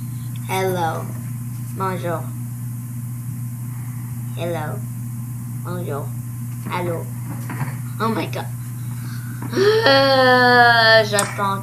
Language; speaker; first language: French; early bilingual, other home language; Korean